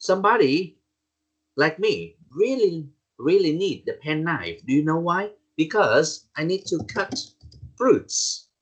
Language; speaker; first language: English; non-native, learner; Vietnamese